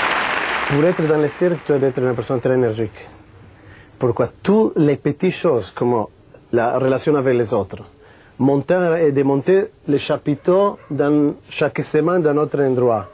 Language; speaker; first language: French; non-native, fluent; Italian